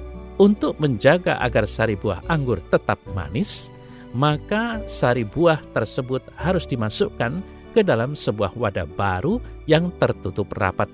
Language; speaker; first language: Indonesian; native; Indonesian